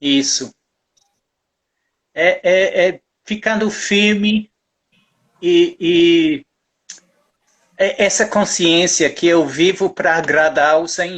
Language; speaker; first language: Portuguese; non-native, fluent; English